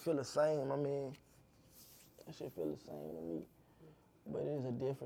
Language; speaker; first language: English; native; English